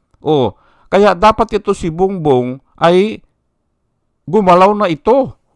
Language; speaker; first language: Filipino; non-native, local second language; Iloko